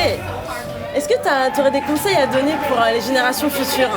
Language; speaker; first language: French; native; French